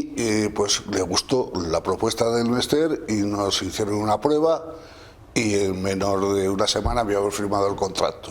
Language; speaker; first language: Spanish; native; Spanish